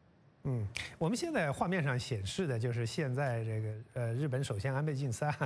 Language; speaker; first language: Chinese; native; Chinese